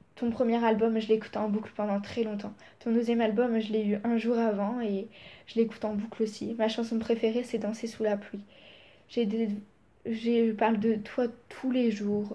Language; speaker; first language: French; native; French